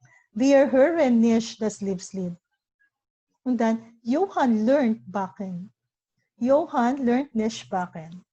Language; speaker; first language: German; non-native, learner; Filipino